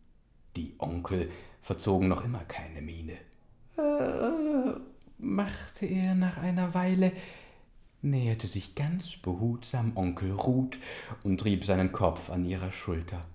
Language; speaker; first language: German; native; German